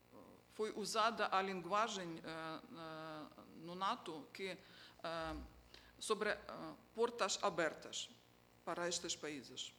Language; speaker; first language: Portuguese; non-native, fluent; Ukrainian